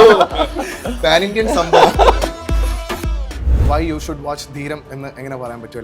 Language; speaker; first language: Malayalam; native; Malayalam